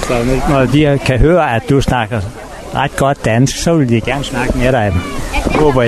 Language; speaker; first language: Danish; native; Danish